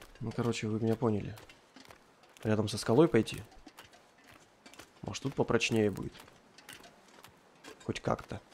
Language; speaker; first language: Russian; native; Russian